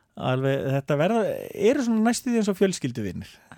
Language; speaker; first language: Icelandic; native; Icelandic